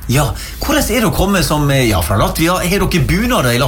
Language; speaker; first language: Norwegian; native; Norwegian